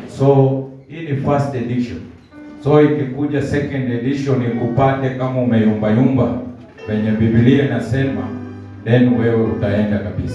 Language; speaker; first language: Swahili; native; Swahili